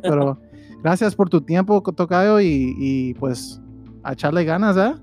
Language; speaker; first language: Spanish; early bilingual, heritage; Spanish